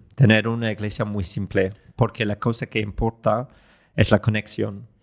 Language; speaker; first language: Spanish; non-native, fluent; English